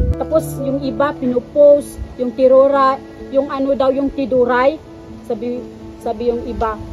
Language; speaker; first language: Filipino; non-native, local second language; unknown